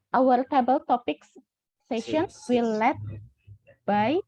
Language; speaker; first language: English; non-native, fluent; Indonesian